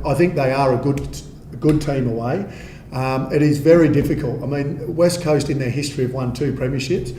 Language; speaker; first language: English; native; English